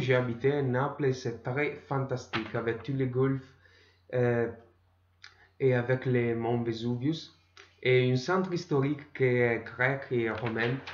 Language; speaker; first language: French; non-native, learner; Italian